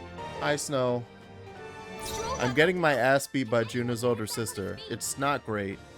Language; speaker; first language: English; native; English